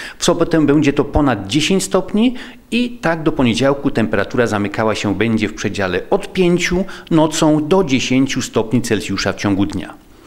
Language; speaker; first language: Polish; native; Polish